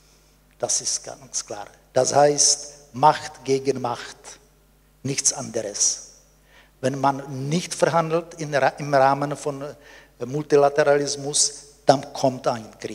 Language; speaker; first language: German; non-native, fluent; Czech